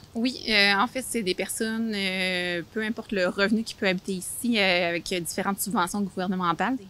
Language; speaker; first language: French; native; French